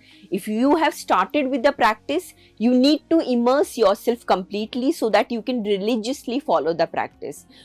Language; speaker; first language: English; non-native, local second language; Hindi